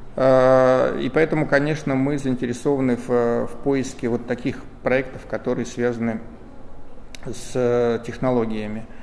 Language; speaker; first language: Russian; native; Russian